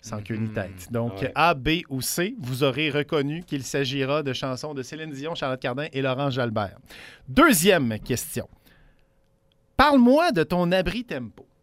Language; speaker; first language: French; native; French